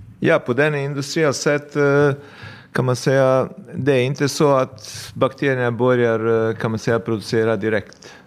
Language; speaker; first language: Swedish; non-native, fluent; Bosnian